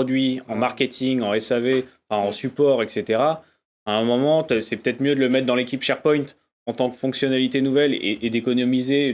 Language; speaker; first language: French; native; French